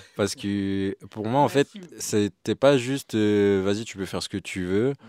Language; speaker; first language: French; native; French